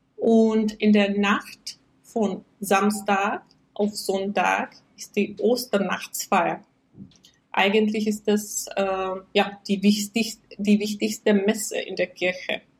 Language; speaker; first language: German; non-native, fluent; Czech